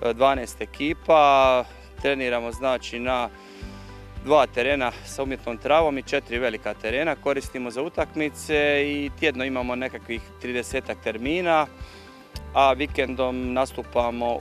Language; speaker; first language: Croatian; native; Croatian